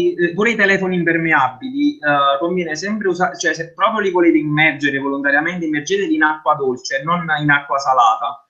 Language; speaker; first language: Italian; native; Italian